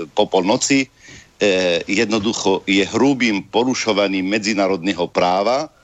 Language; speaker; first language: Slovak; non-native, fluent; Arabic